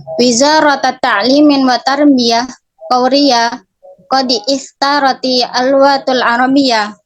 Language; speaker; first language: Arabic; non-native, learner; Indonesian